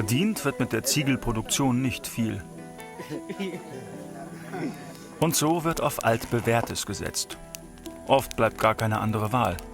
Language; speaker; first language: German; native; German